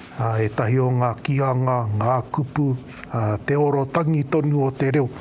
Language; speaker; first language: Māori; native; Māori